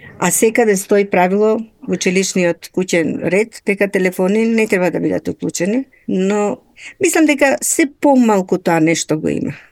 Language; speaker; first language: Macedonian; native; Macedonian